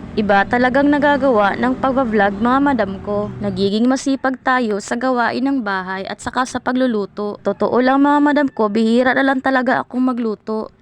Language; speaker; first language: Filipino; non-native, local second language; Cebuano